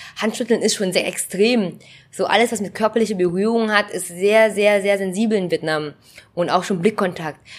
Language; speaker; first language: German; early bilingual, other home language; Vietnamese